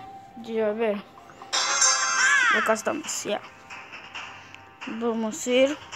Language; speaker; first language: Spanish; native; Spanish